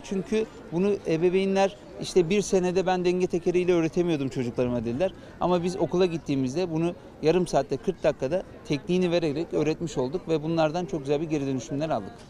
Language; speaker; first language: Turkish; native; Turkish